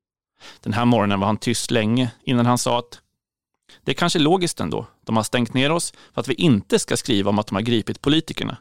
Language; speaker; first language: Swedish; native; Swedish